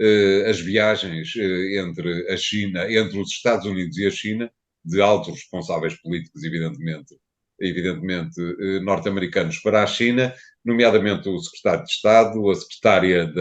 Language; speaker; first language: Portuguese; native; Portuguese